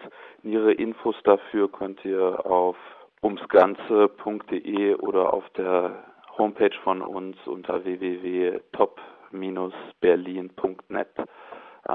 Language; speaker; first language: German; native; German